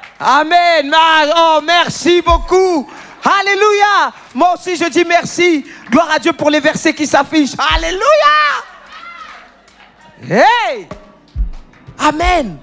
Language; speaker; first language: French; native; French